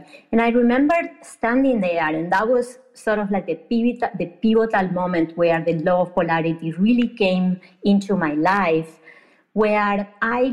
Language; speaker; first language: English; non-native, fluent; Spanish